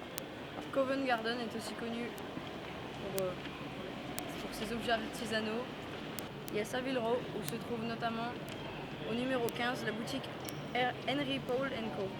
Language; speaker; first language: French; native; French